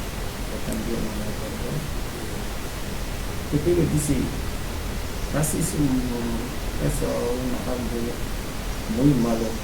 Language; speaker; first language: Spanish; non-native, learner; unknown